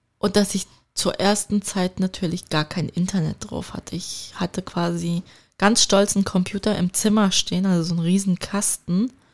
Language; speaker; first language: German; early bilingual, other home language; Turkish